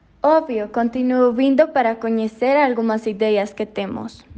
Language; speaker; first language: Portuguese; non-native, learner; Spanish